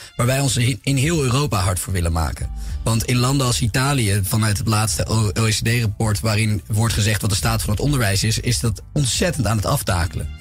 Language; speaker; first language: Dutch; native; Dutch